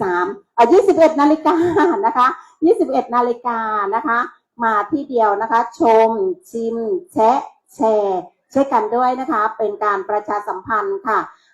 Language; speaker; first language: Thai; non-native, local second language; Shan